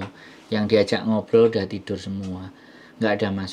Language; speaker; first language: Indonesian; non-native, local second language; Javanese